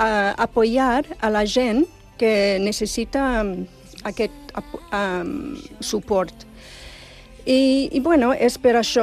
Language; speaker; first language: Catalan; non-native, fluent; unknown